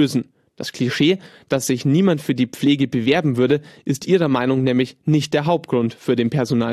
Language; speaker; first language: German; native; German